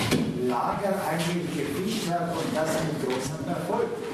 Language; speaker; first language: German; native; German